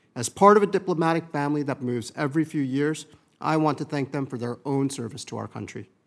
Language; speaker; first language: English; early bilingual, other home language; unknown